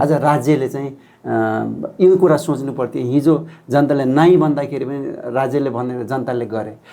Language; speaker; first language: Nepali; non-native, local second language; Rana Tharu